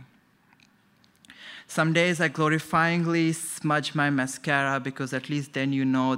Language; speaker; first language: English; non-native, local second language; Konkani